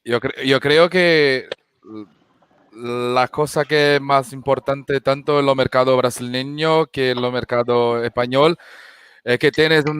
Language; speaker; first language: Spanish; non-native, fluent; Portuguese